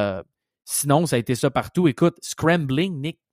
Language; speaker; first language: French; native; French